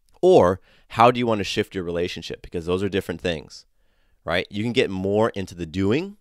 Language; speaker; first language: English; native; English